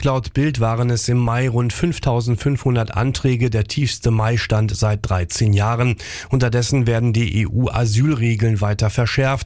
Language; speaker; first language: German; native; German